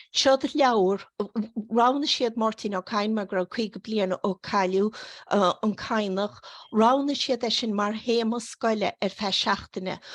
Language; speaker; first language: Irish; native; Irish